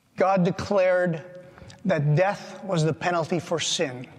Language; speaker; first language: English; native; English